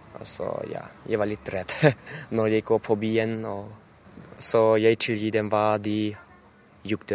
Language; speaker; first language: Norwegian; non-native, learner; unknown